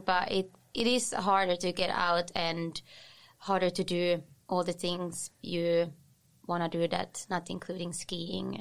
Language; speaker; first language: English; non-native, fluent; Finnish